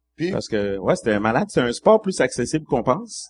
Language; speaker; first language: French; native; French